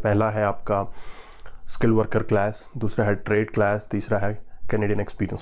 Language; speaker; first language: Hindi; native; Hindi